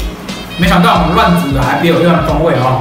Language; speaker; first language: Chinese; native; Chinese